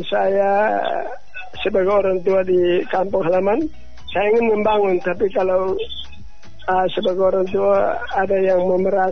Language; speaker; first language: Indonesian; native; Indonesian